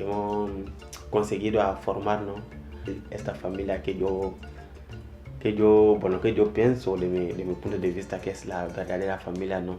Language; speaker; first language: Spanish; non-native, learner; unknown